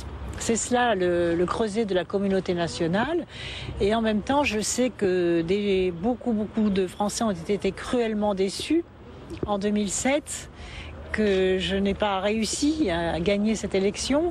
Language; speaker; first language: French; native; French